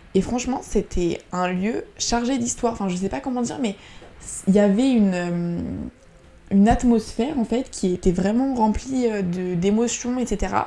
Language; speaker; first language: French; native; French